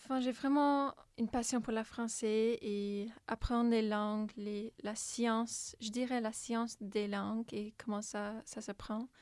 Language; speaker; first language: French; non-native, local second language; English